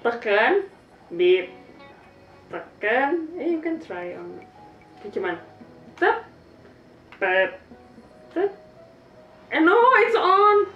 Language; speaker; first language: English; non-native, learner; Indonesian